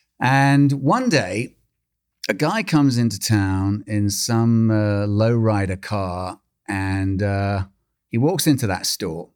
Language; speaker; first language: English; native; English